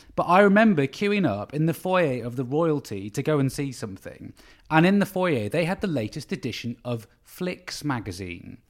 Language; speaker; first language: English; native; English